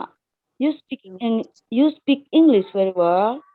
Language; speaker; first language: English; non-native, learner; Indonesian